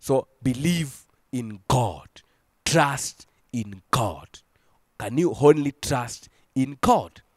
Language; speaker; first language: English; non-native, local second language; Swahili